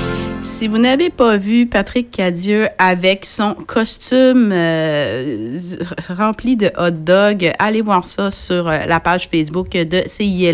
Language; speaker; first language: French; native; French